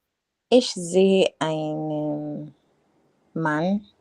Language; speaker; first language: German; non-native, learner; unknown